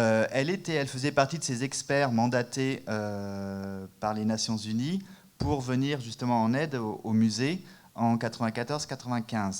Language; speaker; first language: French; native; French